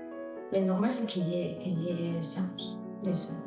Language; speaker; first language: French; non-native, fluent; Spanish